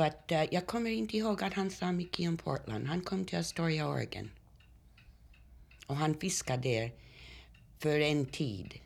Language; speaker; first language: Swedish; early bilingual, heritage; Swedish